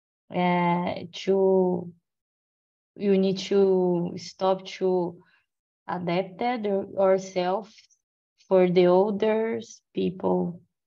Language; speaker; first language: English; non-native, learner; Portuguese